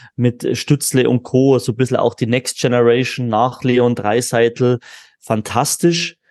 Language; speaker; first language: German; native; German